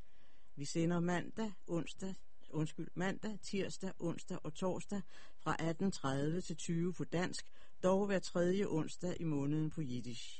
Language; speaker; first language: Danish; native; Danish